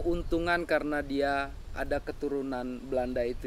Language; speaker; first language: Indonesian; native; Indonesian